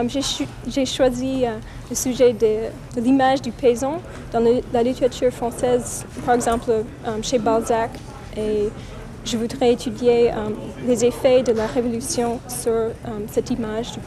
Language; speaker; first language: French; non-native, fluent; English